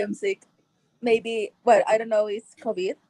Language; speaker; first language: English; non-native, learner; Spanish